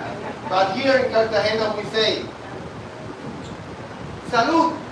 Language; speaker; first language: English; non-native, learner; Spanish